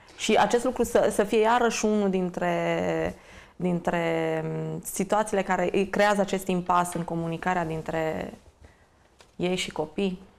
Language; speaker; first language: Romanian; native; Romanian